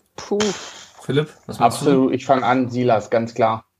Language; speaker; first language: German; native; German